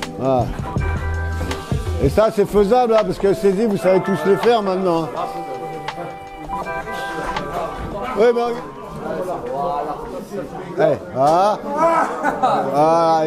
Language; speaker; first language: French; native; French